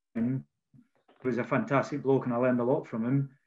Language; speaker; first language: English; native; English